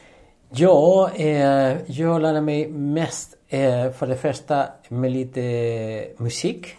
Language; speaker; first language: Swedish; non-native, fluent; Spanish